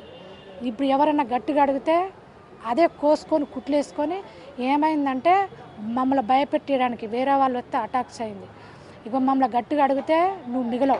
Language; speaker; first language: Telugu; native; Telugu